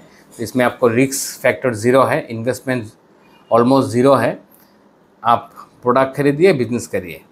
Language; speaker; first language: Hindi; non-native, fluent; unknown